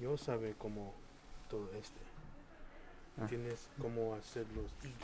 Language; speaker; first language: Spanish; early bilingual, heritage; Spanish